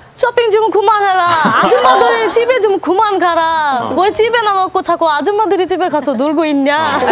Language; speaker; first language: Korean; non-native, fluent; Bangla